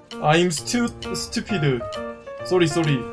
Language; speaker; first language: English; non-native, learner; Korean